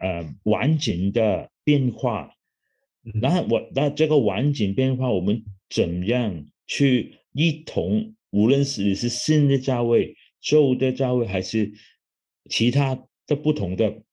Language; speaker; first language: Chinese; non-native, local second language; Cantonese